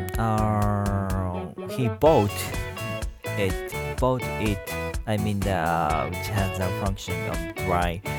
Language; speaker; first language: English; non-native, learner; Japanese